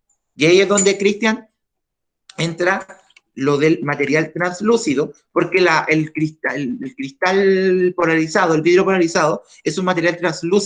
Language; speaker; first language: Spanish; native; Spanish